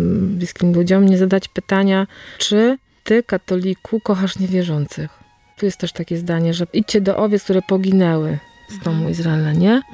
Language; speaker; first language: Polish; native; Polish